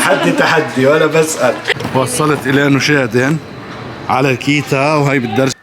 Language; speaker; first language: Arabic; native; Arabic